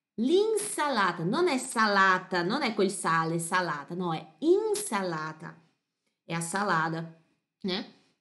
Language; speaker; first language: Italian; non-native, fluent; Portuguese